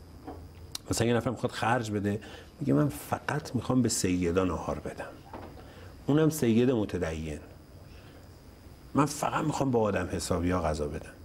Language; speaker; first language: Persian; native; Persian